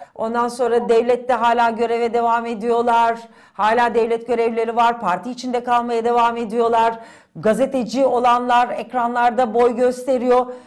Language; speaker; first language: Turkish; native; Turkish